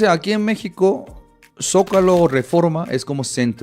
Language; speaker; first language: Spanish; non-native, fluent; Korean